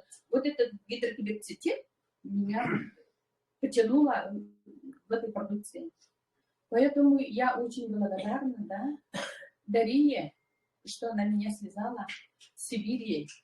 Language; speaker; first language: Russian; non-native, local second language; Yakut